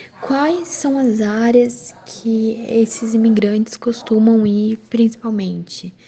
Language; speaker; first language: Portuguese; native; Portuguese